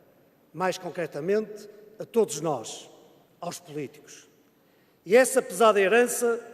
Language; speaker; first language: Portuguese; native; Portuguese